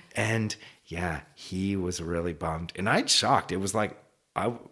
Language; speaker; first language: English; native; English